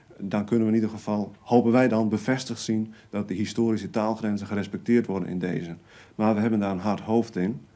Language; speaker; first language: Dutch; native; Dutch